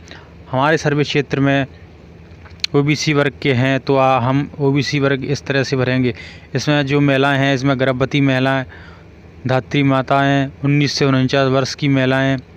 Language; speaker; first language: Hindi; native; Hindi